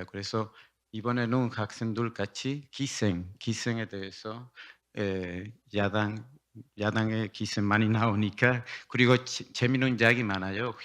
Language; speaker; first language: Korean; non-native, learner; Spanish